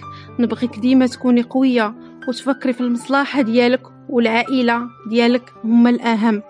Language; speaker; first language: Arabic; native; Arabic